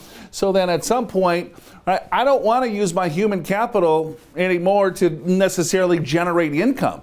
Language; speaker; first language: English; native; English